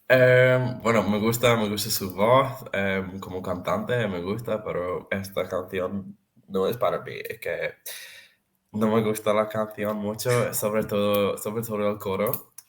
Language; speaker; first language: Spanish; non-native, fluent; Serbian